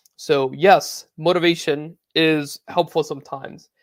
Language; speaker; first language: English; native; English